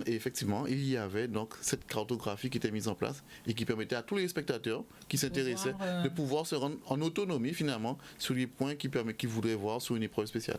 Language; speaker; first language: French; native; French